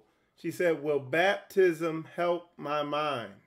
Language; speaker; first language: English; native; English